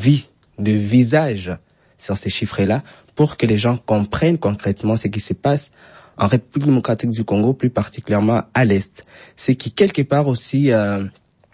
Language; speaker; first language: French; non-native, local second language; Swahili